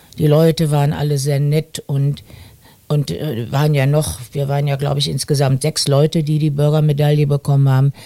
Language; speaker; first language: German; native; German